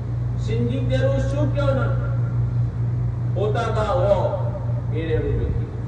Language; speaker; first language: Japanese; non-native, learner; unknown